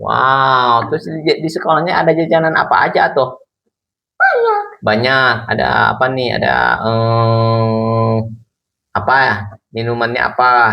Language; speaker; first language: Indonesian; non-native, local second language; Sundanese